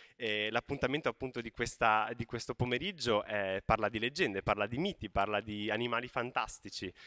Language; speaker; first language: Italian; native; Italian